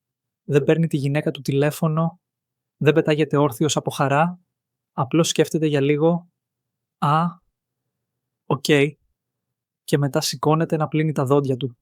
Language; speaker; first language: Greek; native; Greek